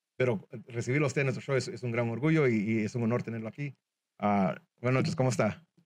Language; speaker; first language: Spanish; early bilingual, heritage; Spanish